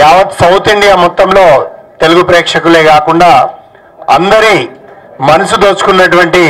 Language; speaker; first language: Telugu; native; Telugu